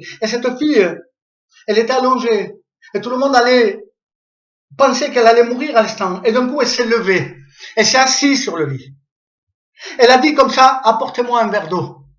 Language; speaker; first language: French; native; French